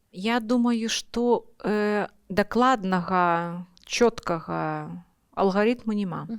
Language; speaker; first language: Belarusian; non-native, local second language; Russian